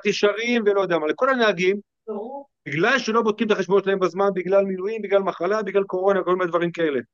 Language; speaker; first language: Hebrew; native; Hebrew